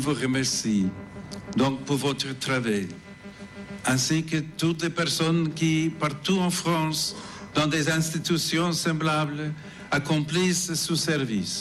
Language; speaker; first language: French; non-native, fluent; English